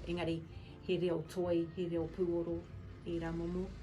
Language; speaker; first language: Māori; non-native, local second language; English